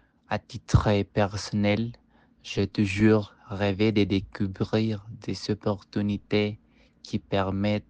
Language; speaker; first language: French; non-native, fluent; Spanish